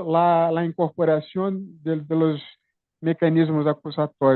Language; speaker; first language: Spanish; non-native, fluent; Portuguese